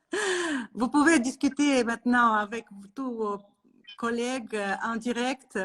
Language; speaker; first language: French; non-native, learner; Russian